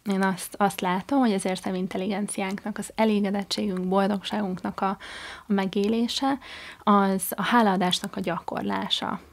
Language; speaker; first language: Hungarian; non-native, fluent; English